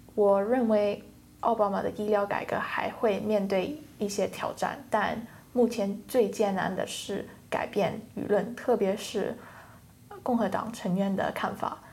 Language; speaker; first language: Chinese; early bilingual, heritage; Chinese